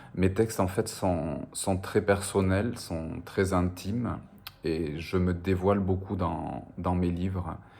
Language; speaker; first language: French; early bilingual, other home language; Spanish